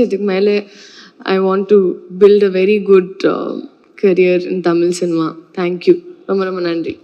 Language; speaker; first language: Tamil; non-native, learner; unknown